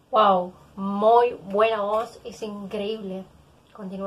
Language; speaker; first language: Spanish; native; Spanish